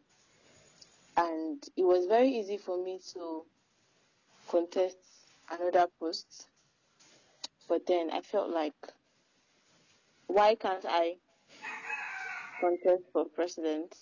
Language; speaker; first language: English; non-native, local second language; Yoruba